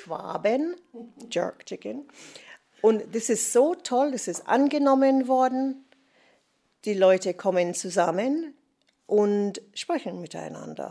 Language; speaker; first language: German; non-native, fluent; English